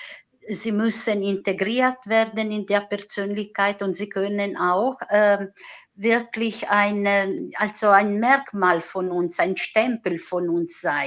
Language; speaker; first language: German; non-native, fluent; Italian